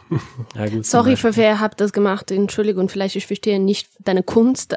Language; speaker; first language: German; non-native, fluent; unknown